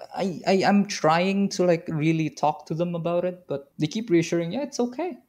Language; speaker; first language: English; non-native, fluent; Indonesian